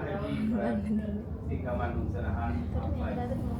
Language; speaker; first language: German; non-native, learner; Sinhala